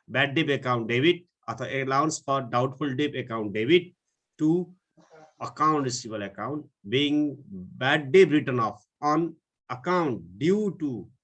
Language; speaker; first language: English; non-native, local second language; Nepali